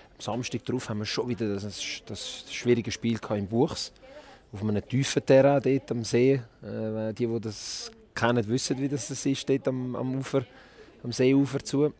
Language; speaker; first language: German; early bilingual, other home language; Italian